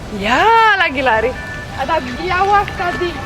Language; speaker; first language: Indonesian; non-native, fluent; Romanian